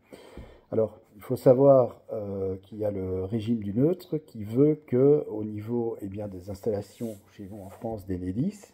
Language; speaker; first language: French; native; French